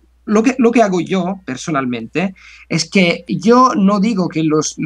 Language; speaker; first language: Spanish; non-native, fluent; Italian